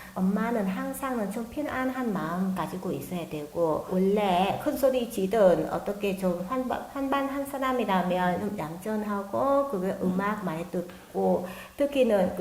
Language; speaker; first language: Korean; non-native, learner; Vietnamese